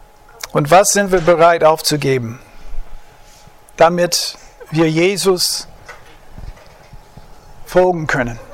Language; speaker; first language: German; non-native, fluent; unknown